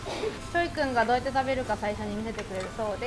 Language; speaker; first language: Japanese; native; Japanese